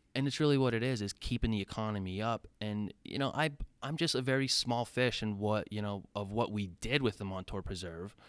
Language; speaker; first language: English; native; English